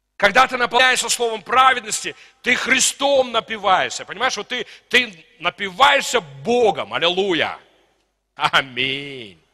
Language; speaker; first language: Russian; non-native, local second language; Ukrainian